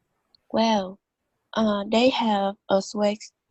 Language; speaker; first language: English; non-native, learner; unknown